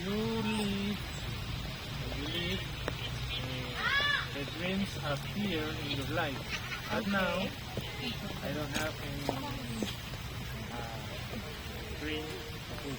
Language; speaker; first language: English; non-native, learner; Spanish